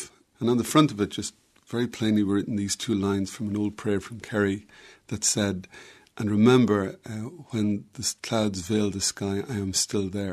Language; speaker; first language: English; native; English